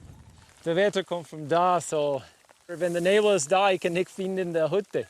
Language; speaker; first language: German; non-native, learner; English